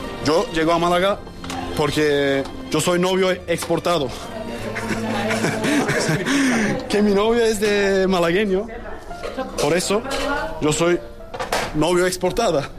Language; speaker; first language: Spanish; non-native, learner; Turkish